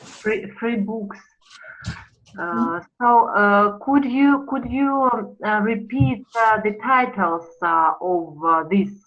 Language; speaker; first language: English; non-native, fluent; Russian